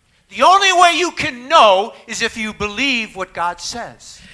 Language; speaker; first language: English; native; English